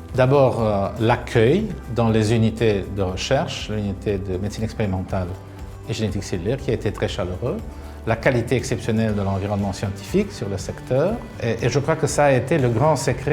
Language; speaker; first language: French; non-native, fluent; Romanian